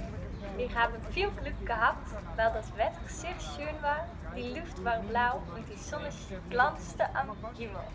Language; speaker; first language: German; non-native, learner; Dutch